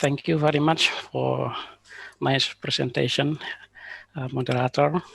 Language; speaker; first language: English; non-native, fluent; Indonesian